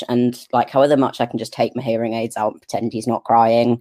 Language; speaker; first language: English; native; English